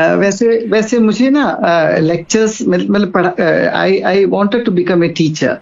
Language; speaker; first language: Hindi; non-native, local second language; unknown